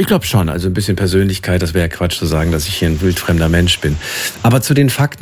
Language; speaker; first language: German; native; German